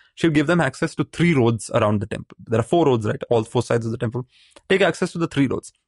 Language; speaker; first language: English; non-native, local second language; Malayalam